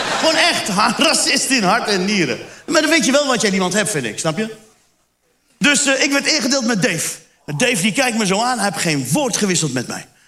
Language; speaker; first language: Dutch; early bilingual, other home language; Turkish